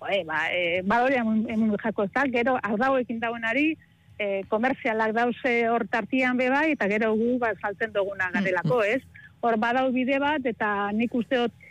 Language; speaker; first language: Basque; native; Basque